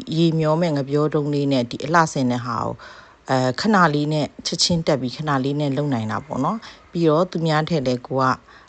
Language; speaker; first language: Burmese; native; Burmese